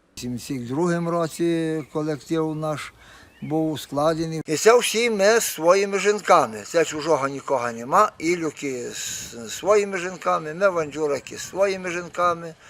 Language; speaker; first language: Ukrainian; native; Ukrainian